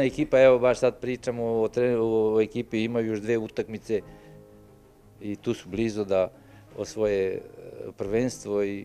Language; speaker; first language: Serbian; early bilingual, heritage; Serbian